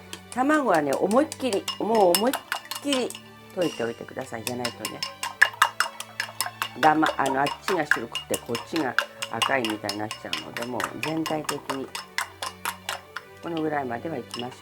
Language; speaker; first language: Japanese; early bilingual, other home language; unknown